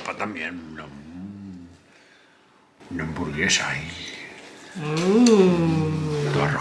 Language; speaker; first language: Spanish; native; Spanish